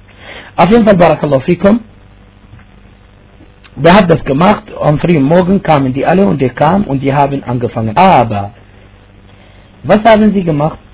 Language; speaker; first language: German; non-native, fluent; Arabic